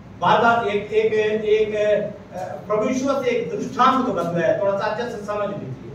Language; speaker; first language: Hindi; non-native, local second language; Malayalam